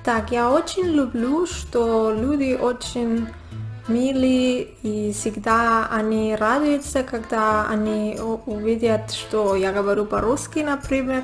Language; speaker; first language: Russian; non-native, learner; Spanish